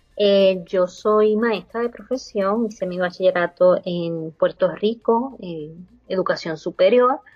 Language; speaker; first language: Spanish; native; Spanish